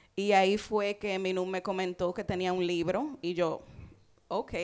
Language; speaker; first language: Spanish; early bilingual, heritage; Spanish